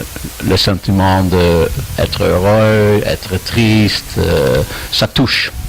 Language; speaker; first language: French; non-native, learner; Dutch